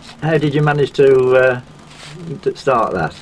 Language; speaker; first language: English; native; English